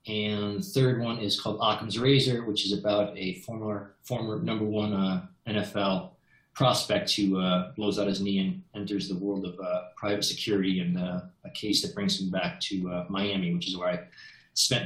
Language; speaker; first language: English; native; English